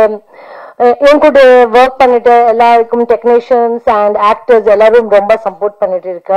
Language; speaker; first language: Tamil; non-native, learner; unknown